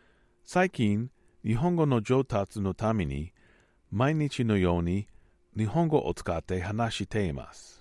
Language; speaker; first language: Japanese; non-native, learner; English